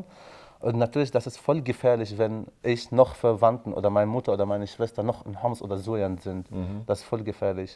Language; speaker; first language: German; non-native, fluent; Arabic